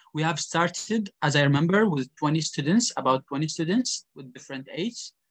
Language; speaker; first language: English; non-native, fluent; Arabic